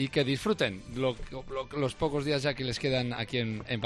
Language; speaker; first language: Spanish; native; Spanish